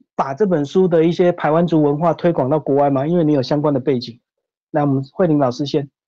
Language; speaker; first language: Chinese; native; Chinese